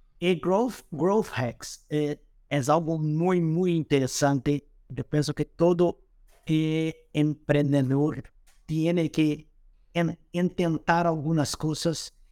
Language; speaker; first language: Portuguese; native; Portuguese